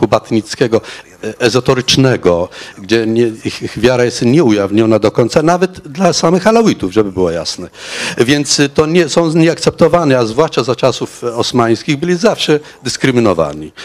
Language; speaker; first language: Polish; non-native, fluent; Arabic